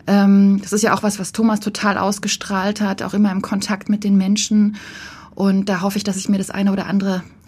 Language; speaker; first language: German; native; German